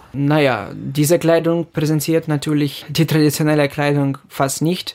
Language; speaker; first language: German; non-native, fluent; Ukrainian